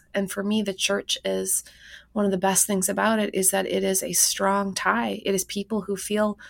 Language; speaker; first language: English; native; English